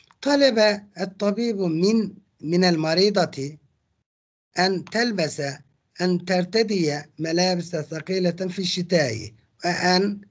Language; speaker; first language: Arabic; non-native, fluent; Turkish